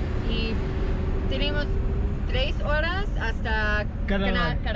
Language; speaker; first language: Spanish; non-native, learner; English